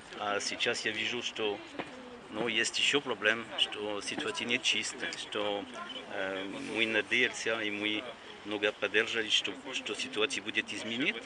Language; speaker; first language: Russian; non-native, learner; French